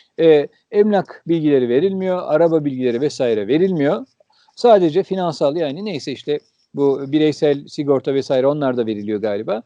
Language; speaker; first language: Turkish; early bilingual, heritage; Turkish